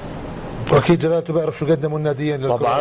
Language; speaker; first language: Arabic; native; Arabic